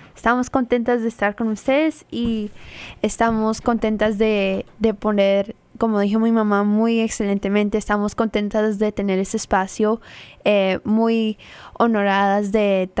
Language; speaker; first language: Spanish; early bilingual, heritage; Spanish